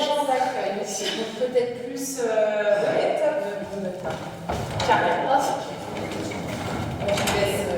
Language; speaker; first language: French; native; French